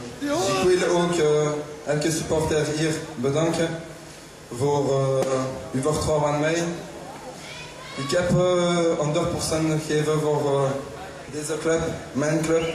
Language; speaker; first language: Dutch; non-native, learner; French